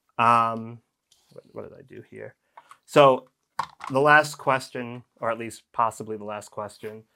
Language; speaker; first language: English; native; English